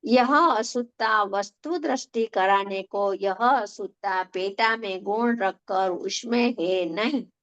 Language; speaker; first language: Hindi; non-native, local second language; Gujarati